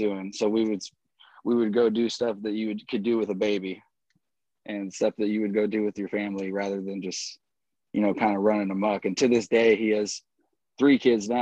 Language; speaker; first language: English; native; English